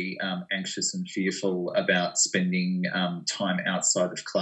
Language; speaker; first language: English; native; English